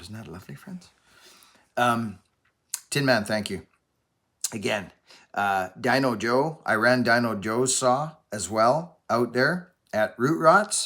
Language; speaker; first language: English; native; English